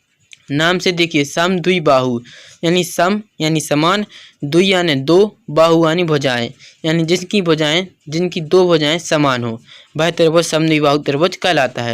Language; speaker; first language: Hindi; native; Hindi